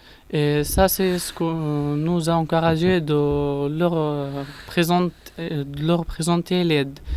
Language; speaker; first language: French; non-native, learner; Arabic